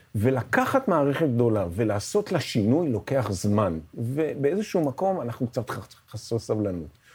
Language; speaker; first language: Hebrew; native; Hebrew